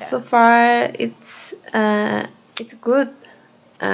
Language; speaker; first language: English; non-native, learner; Korean